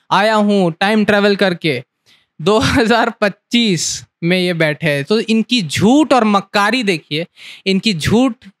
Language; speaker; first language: Hindi; native; Hindi